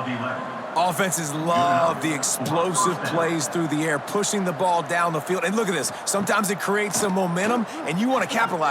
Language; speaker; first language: English; native; English